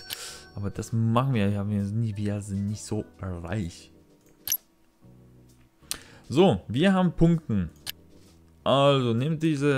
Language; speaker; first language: German; non-native, learner; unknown